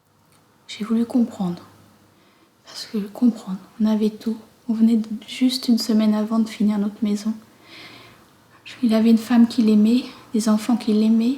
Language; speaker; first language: French; native; French